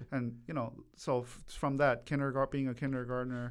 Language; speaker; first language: English; early bilingual, other home language; Korean